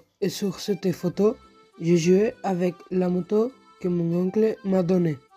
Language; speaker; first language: French; non-native, learner; Spanish